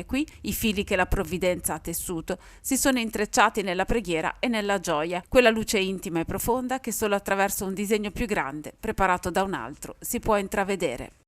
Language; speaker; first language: Italian; native; Italian